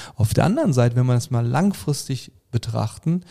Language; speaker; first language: German; early bilingual, other home language; Turkish